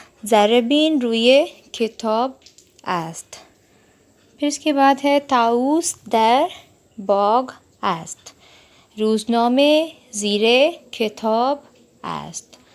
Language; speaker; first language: Persian; non-native, fluent; Urdu